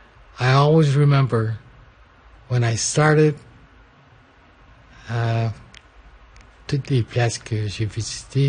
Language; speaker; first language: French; non-native, local second language; English